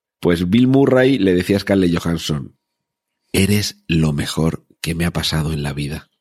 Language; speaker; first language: Spanish; native; Spanish